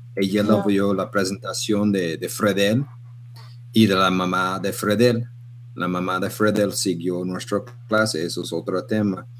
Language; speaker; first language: Spanish; non-native, fluent; English